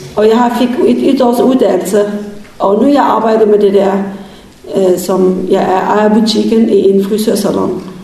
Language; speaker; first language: Danish; non-native, learner; Kurdish